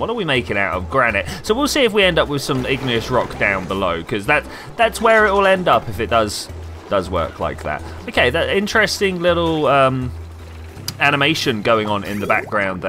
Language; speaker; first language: English; native; English